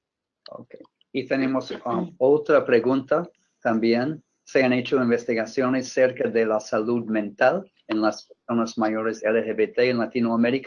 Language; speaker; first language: Spanish; non-native, fluent; English